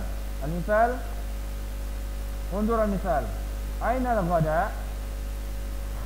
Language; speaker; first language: Arabic; non-native, fluent; Indonesian